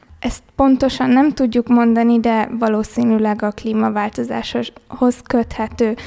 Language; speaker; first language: Hungarian; early bilingual, heritage; Hungarian